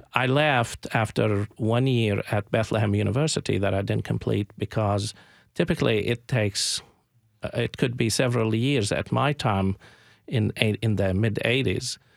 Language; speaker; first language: English; non-native, fluent; Arabic